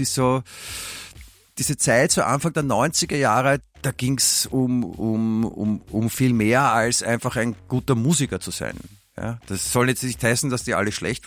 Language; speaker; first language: German; native; German